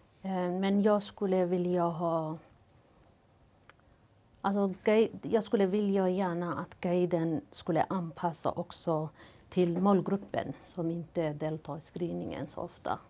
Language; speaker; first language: Swedish; non-native, fluent; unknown